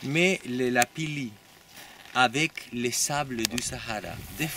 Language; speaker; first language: French; non-native, learner; Spanish